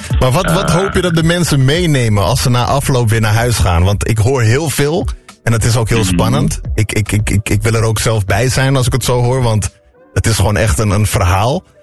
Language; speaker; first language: Dutch; native; Dutch